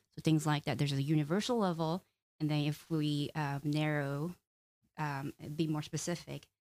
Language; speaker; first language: English; non-native, fluent; Korean